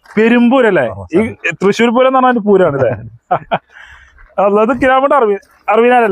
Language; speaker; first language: Malayalam; native; Malayalam